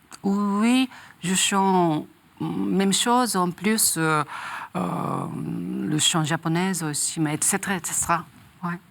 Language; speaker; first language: French; non-native, learner; Japanese